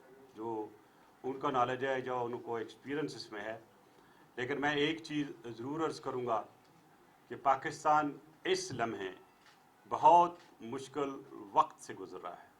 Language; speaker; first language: Urdu; native; Urdu